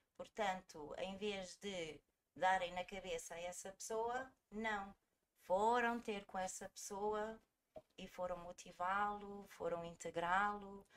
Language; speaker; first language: Portuguese; early bilingual, heritage; Portuguese